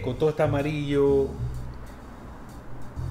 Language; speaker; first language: Spanish; native; Spanish